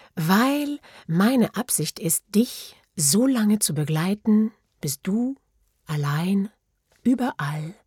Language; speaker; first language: German; non-native, fluent; French